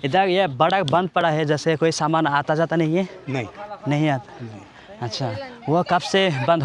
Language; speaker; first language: Hindi; non-native, fluent; Bangla